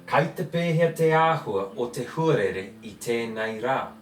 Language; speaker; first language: Māori; non-native, fluent; English